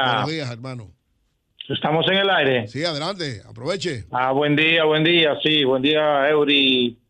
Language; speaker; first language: Spanish; native; Spanish